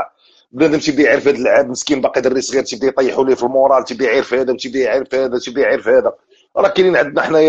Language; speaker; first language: Arabic; native; Arabic